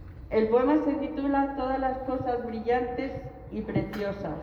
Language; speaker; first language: Spanish; native; Spanish